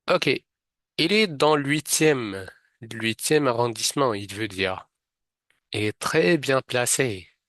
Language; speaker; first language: French; non-native, fluent; Arabic